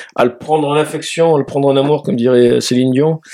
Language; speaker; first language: French; native; French